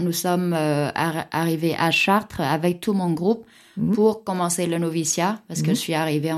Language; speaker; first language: French; non-native, fluent; Vietnamese